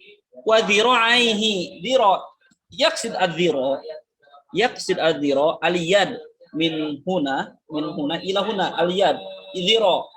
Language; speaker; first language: Arabic; non-native, fluent; Indonesian